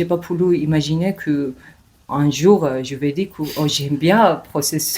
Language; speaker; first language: French; non-native, learner; Georgian